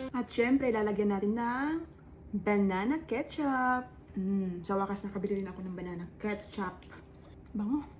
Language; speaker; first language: Filipino; native; Filipino